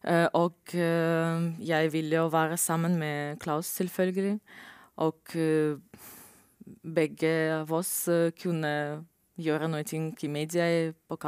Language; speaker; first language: Norwegian; non-native, learner; Romanian